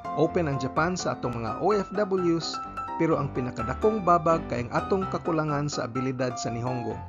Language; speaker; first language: Cebuano; native; Cebuano